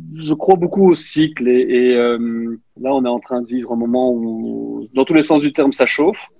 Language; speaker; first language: French; native; French